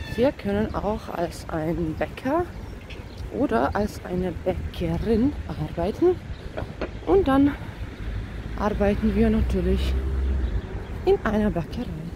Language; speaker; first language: German; non-native, fluent; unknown